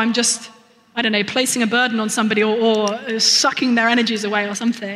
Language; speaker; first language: English; native; English